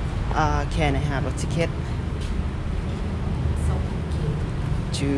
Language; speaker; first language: English; non-native, learner; Lao